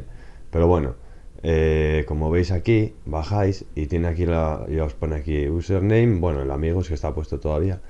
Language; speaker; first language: Spanish; native; Spanish